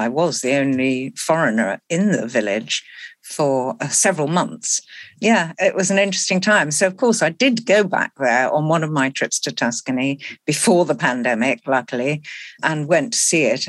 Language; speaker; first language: English; native; English